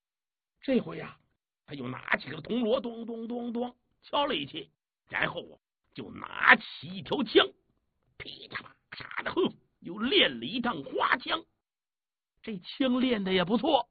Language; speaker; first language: Chinese; native; Chinese